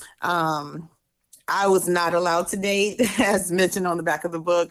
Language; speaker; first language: English; native; English